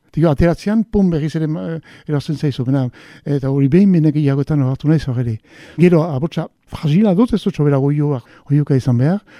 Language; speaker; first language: Basque; native; Basque